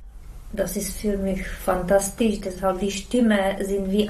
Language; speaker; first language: German; non-native, learner; Czech